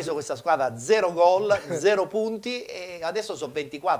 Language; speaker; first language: Italian; native; Italian